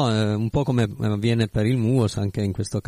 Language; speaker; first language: Italian; native; Italian